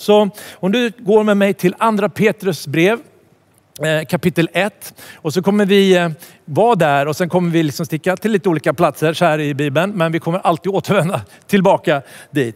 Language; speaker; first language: Swedish; native; Swedish